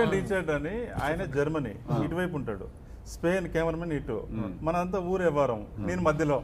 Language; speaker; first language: Telugu; native; Telugu